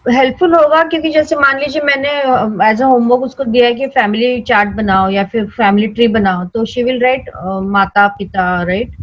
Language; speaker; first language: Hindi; non-native, fluent; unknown